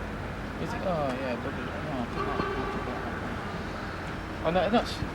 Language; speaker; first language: English; native; English